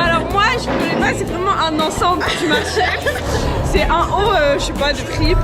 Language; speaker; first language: French; native; French